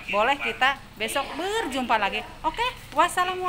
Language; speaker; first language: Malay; non-native, local second language; Sundanese